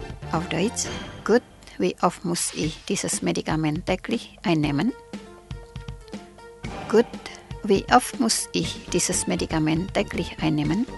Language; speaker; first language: German; non-native, fluent; Indonesian